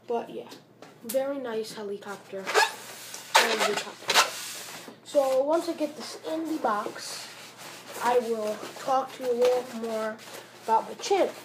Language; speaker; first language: English; native; English